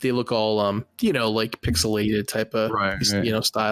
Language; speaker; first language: English; native; English